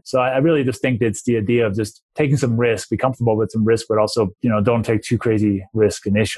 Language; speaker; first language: English; non-native, fluent; Danish